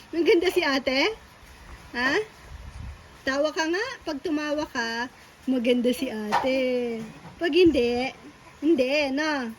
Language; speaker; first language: Filipino; native; Filipino